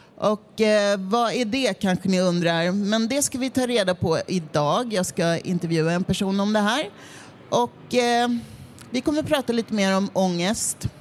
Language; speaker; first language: Swedish; native; Swedish